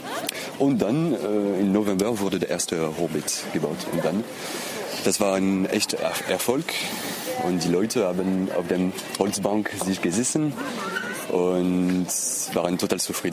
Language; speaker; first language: German; non-native, fluent; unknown